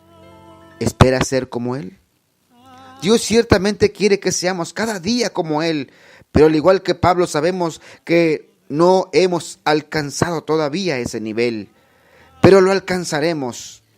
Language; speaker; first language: Spanish; native; Spanish